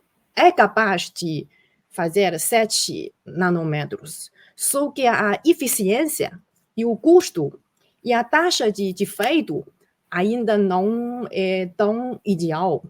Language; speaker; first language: Portuguese; non-native, fluent; Chinese